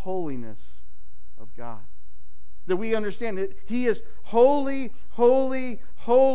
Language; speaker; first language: English; native; English